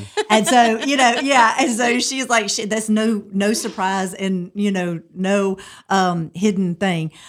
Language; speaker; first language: English; native; English